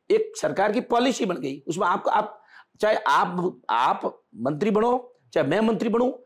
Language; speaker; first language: Hindi; native; Hindi